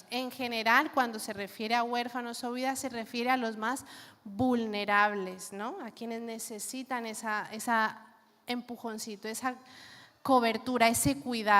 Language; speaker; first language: Spanish; native; Spanish